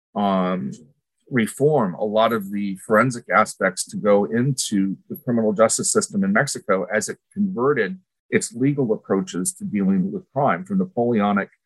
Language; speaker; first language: English; early bilingual, other home language; Spanish